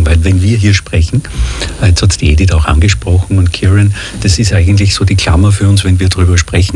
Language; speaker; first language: German; native; German